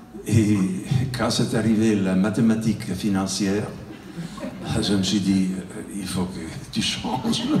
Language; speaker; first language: French; non-native, fluent; Italian